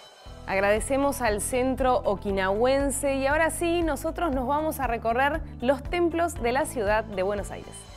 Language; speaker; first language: Spanish; native; Spanish